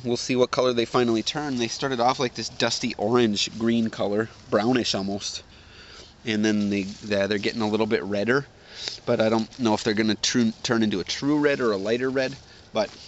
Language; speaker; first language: English; native; English